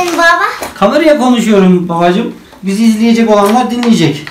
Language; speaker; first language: Turkish; native; Turkish